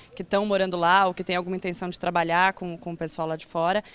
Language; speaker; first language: Portuguese; early bilingual, other home language; Spanish